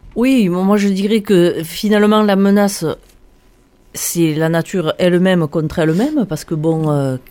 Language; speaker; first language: French; native; French